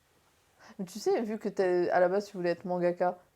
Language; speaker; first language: French; native; French